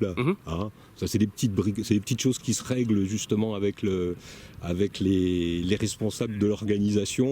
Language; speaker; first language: French; native; French